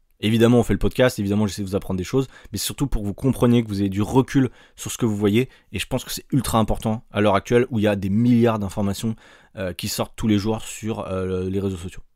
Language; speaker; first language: French; native; French